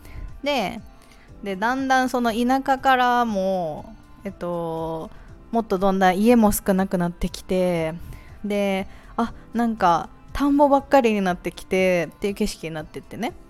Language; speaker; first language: Japanese; native; Japanese